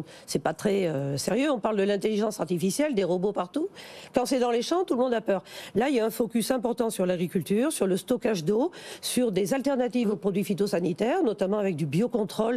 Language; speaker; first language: French; native; French